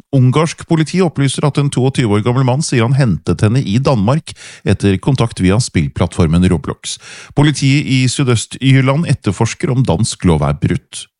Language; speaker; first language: Norwegian; native; Norwegian